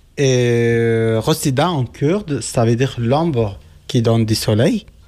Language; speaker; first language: French; non-native, learner; Kurdish